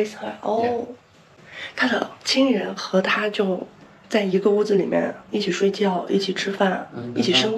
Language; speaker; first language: Chinese; native; Chinese